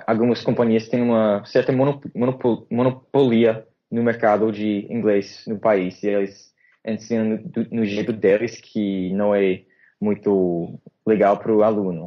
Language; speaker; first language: Portuguese; non-native, fluent; English